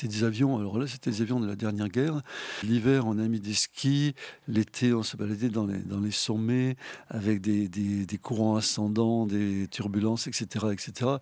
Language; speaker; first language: French; native; French